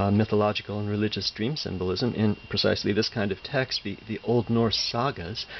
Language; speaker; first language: English; native; English